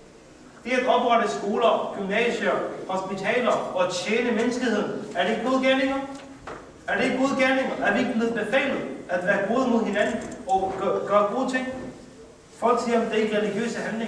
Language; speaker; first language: Danish; early bilingual, other home language; Urdu